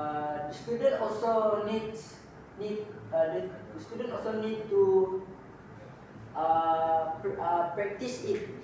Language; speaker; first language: English; non-native, local second language; Malay